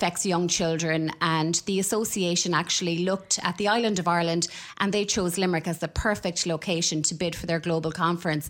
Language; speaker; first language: English; native; English